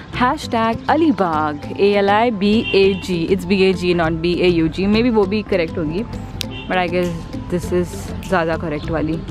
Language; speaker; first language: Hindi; non-native, local second language; Marathi